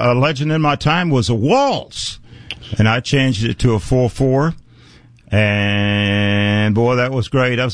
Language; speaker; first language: English; native; English